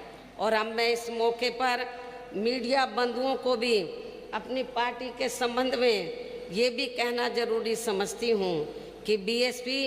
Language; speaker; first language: Hindi; native; Hindi